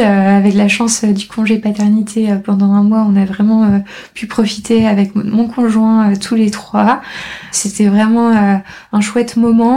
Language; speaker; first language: French; native; French